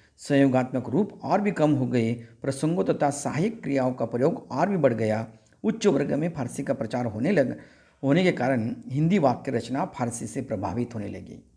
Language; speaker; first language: Hindi; non-native, local second language; Marathi